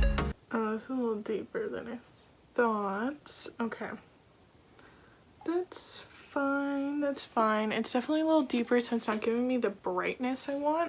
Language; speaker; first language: English; native; English